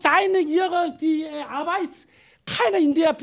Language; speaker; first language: German; non-native, learner; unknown